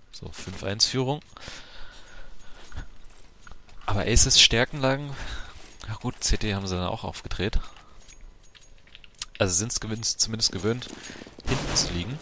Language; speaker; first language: German; native; German